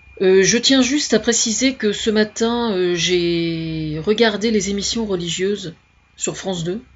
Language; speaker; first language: French; native; French